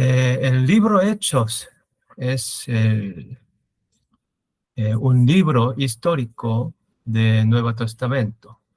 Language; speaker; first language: Spanish; non-native, learner; Korean